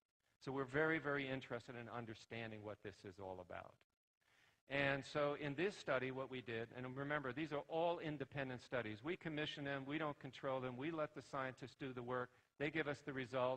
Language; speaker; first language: English; native; English